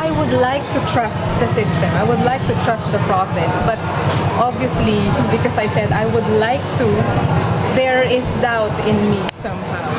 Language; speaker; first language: English; non-native, local second language; Filipino